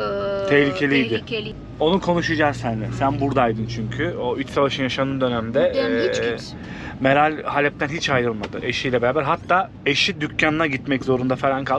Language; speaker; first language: Turkish; native; Turkish